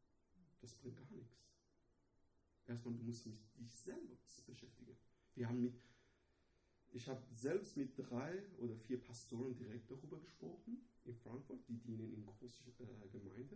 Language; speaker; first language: German; non-native, learner; Persian